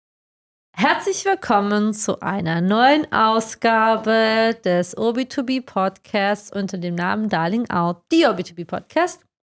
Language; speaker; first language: German; native; German